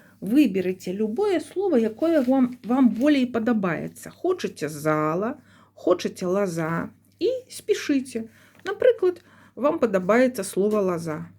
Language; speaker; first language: Belarusian; non-native, local second language; Russian